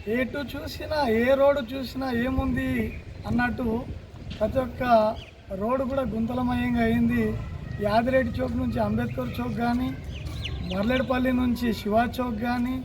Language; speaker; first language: Telugu; native; Telugu